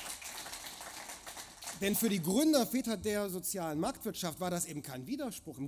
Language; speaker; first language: German; native; German